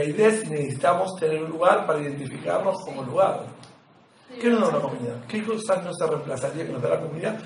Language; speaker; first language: Spanish; native; Spanish